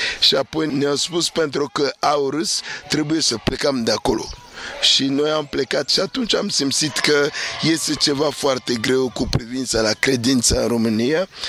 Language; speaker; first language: Romanian; non-native, fluent; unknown